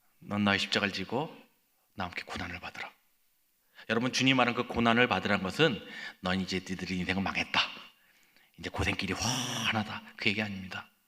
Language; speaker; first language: Korean; native; Korean